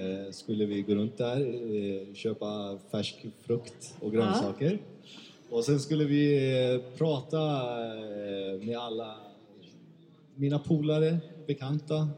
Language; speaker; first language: Swedish; early bilingual, other home language; Turkish